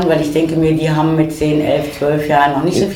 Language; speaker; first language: German; native; German